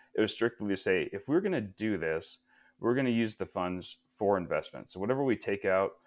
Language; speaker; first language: English; native; English